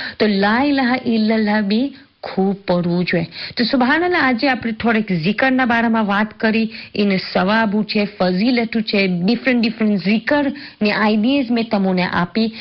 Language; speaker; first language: Gujarati; early bilingual, heritage; Gujarati